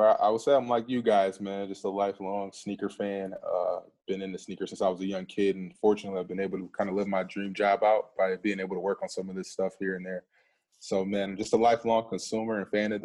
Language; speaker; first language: English; native; English